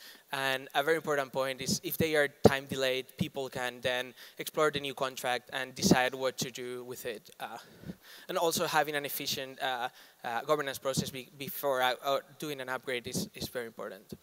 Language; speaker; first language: English; non-native, fluent; Spanish